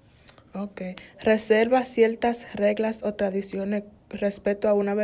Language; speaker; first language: Spanish; early bilingual, heritage; Spanish